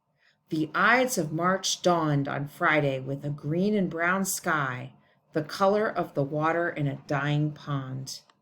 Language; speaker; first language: English; native; English